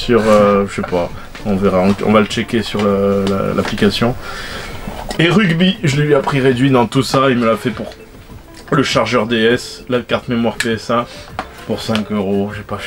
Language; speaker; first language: French; native; French